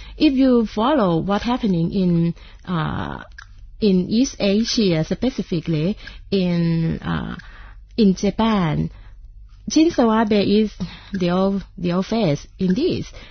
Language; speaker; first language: English; non-native, fluent; Thai